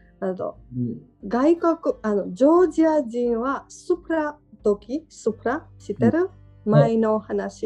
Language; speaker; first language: Japanese; non-native, learner; Georgian